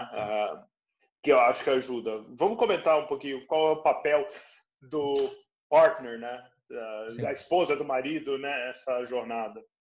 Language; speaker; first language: Portuguese; native; Portuguese